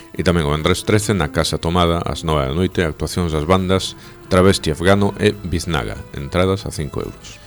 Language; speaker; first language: Galician; native; Galician